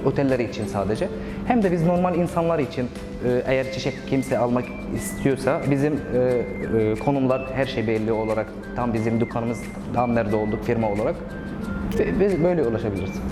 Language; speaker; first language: Turkish; non-native, learner; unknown